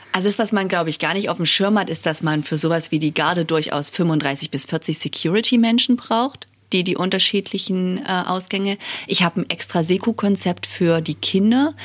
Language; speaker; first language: German; native; German